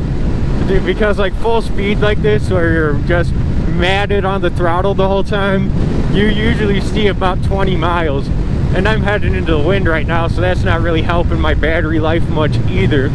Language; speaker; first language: English; native; English